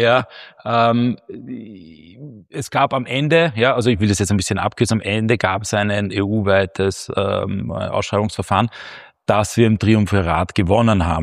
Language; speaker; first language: German; native; German